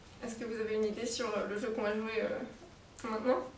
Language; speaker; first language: French; native; French